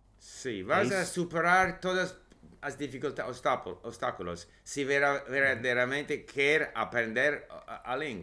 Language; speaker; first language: Portuguese; non-native, learner; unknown